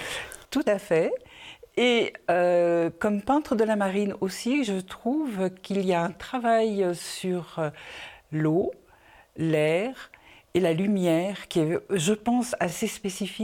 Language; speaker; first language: French; native; French